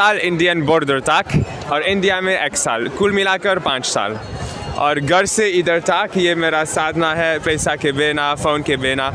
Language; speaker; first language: Hindi; non-native, learner; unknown